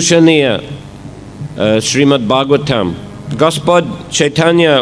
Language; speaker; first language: Russian; non-native, fluent; English